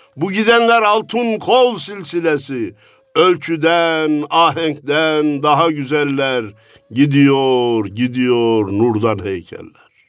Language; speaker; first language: Turkish; native; Turkish